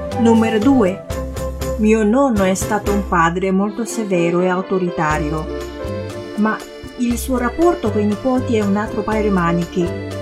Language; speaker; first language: Italian; non-native, fluent; Chinese